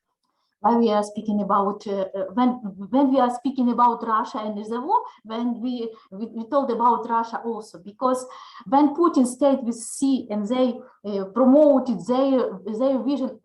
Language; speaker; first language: English; non-native, learner; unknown